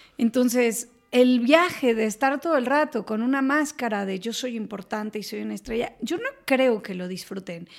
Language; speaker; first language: Spanish; native; Spanish